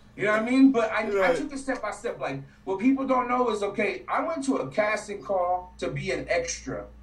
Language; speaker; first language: English; native; English